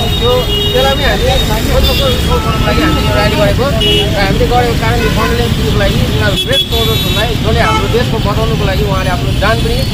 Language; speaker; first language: Nepali; native; Nepali